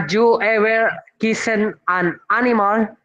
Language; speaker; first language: English; non-native, learner; Spanish